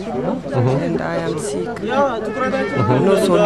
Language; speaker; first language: English; non-native, learner; Tigrinya